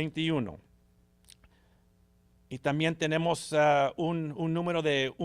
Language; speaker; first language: Spanish; early bilingual, heritage; Spanish